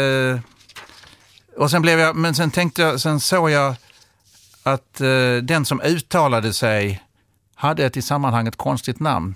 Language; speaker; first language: Swedish; native; Swedish